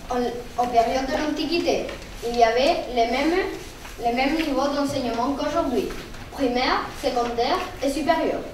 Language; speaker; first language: French; non-native, learner; Spanish